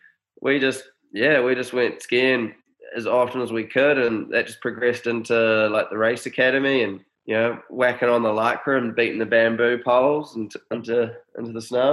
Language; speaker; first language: English; native; English